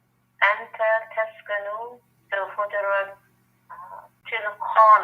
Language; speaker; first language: Arabic; non-native, learner; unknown